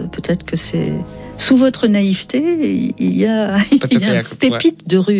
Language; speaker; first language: French; native; French